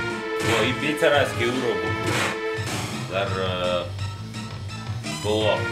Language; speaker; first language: Persian; non-native, learner; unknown